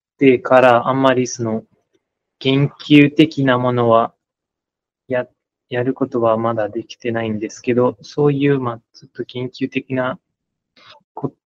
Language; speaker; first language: Japanese; non-native, fluent; Nepali